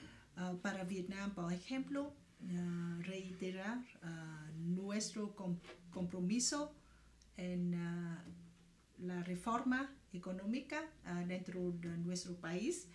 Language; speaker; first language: Spanish; non-native, fluent; Vietnamese